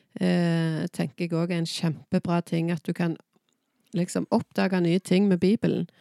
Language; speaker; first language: Norwegian; native; Norwegian